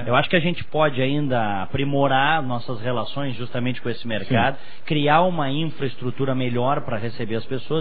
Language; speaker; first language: Portuguese; native; Portuguese